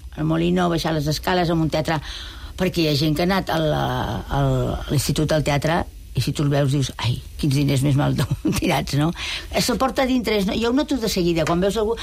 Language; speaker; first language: Catalan; non-native, local second language; Spanish